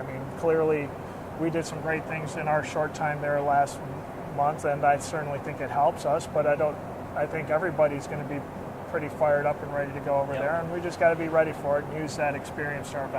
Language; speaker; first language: English; native; English